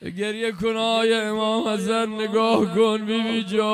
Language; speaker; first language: Persian; native; Persian